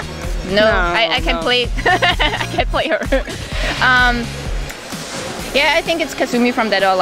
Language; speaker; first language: English; non-native, fluent; German